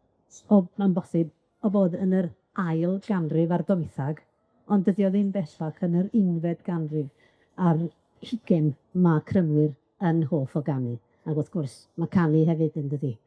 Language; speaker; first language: Welsh; native; Welsh